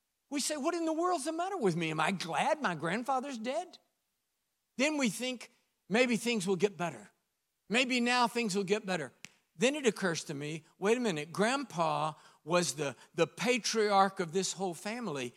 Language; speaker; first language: English; native; English